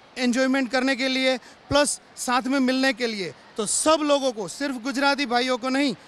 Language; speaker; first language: Hindi; non-native, local second language; Gujarati